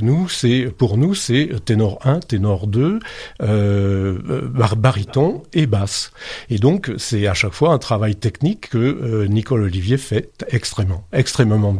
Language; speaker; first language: French; native; French